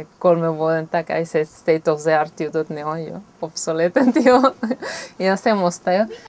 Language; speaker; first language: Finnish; non-native, fluent; Spanish